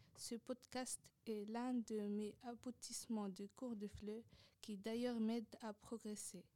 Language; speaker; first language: French; non-native, local second language; Arabic